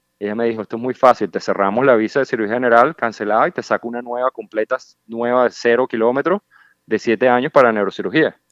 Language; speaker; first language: Spanish; native; Spanish